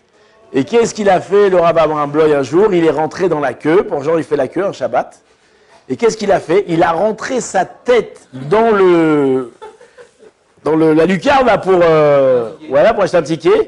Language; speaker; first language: French; native; French